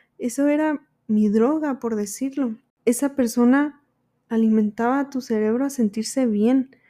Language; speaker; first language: Spanish; early bilingual, heritage; Spanish